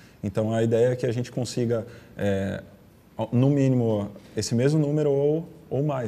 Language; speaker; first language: Portuguese; native; Portuguese